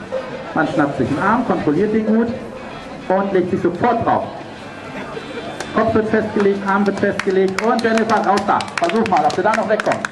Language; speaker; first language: German; native; German